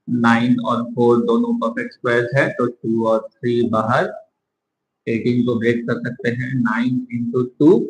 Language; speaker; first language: Hindi; native; Hindi